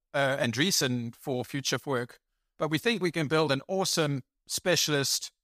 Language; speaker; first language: English; native; English